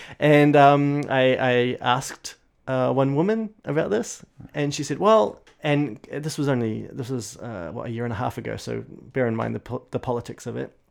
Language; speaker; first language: English; native; English